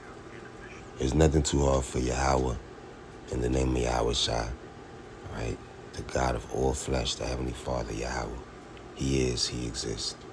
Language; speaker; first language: English; native; English